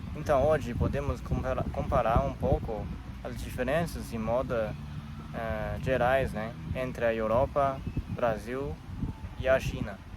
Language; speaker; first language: Portuguese; non-native, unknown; Chinese